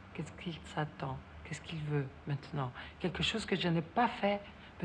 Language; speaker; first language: French; non-native, fluent; Italian